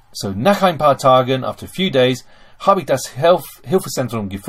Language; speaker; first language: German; non-native, fluent; English